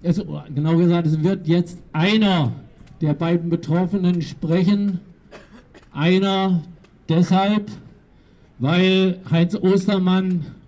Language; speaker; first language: German; native; German